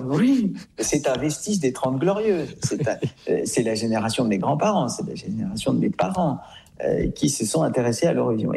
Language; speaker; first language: French; native; French